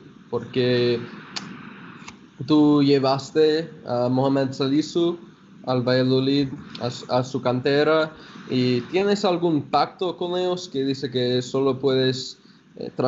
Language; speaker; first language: Spanish; non-native, fluent; English